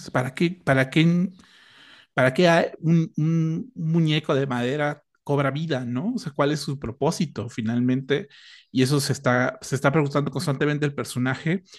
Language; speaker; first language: Spanish; native; Spanish